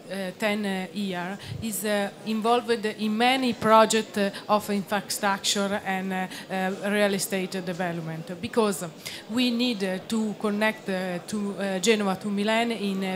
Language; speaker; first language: English; non-native, learner; Italian